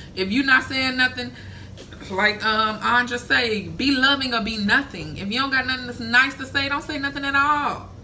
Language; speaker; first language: English; native; English